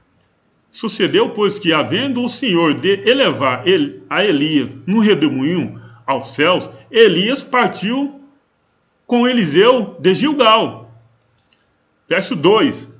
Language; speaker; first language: Portuguese; native; Portuguese